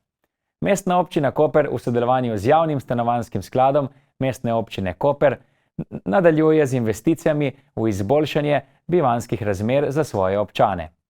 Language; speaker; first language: Slovenian; native; Slovenian